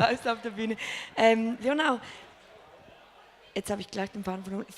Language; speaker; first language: German; native; German